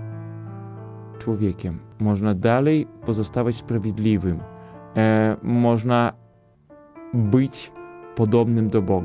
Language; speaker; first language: Polish; non-native, fluent; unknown